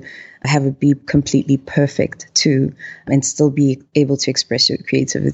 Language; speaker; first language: English; non-native, local second language; Zulu